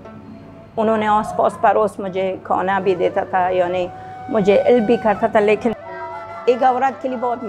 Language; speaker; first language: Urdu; non-native, fluent; Persian